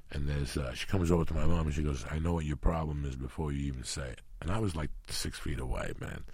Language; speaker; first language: English; early bilingual, other home language; Spanish